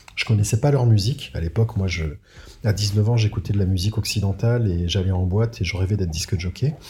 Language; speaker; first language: French; native; French